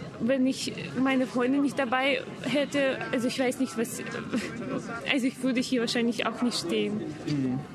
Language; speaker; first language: German; non-native, fluent; Ukrainian